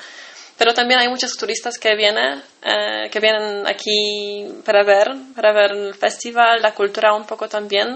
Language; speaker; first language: Spanish; non-native, fluent; Polish